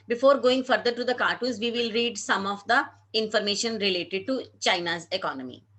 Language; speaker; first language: English; non-native, local second language; Hindi